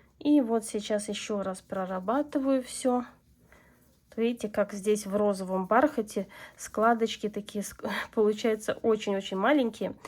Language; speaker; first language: Russian; non-native, local second language; Latvian